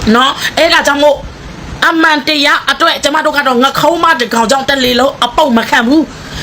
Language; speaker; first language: Burmese; non-native, local second language; S'gaw Karen